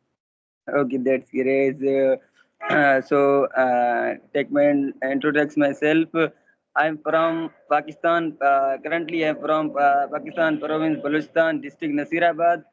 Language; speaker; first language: English; non-native, learner; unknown